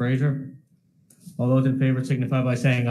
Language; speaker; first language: English; native; English